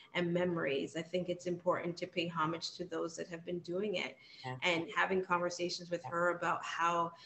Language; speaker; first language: English; native; English